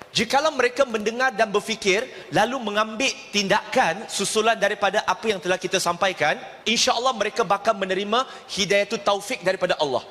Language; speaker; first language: Malay; non-native, local second language; Chinese